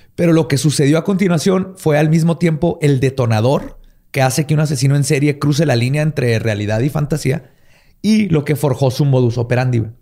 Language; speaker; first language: Spanish; native; Spanish